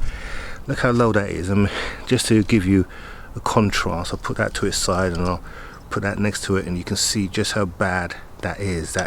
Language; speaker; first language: English; native; English